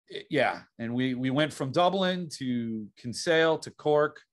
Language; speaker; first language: English; native; English